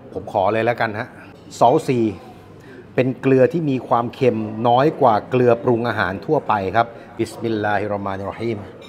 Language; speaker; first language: Thai; native; Thai